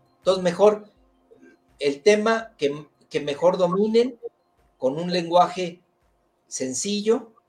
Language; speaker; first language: Spanish; native; Spanish